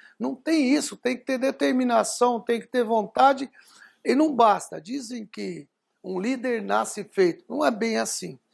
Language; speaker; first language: Portuguese; early bilingual, other home language; Arabic